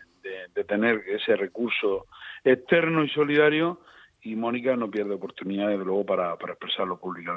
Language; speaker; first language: Spanish; native; Spanish